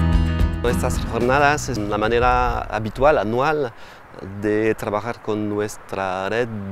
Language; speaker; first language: Spanish; non-native, fluent; French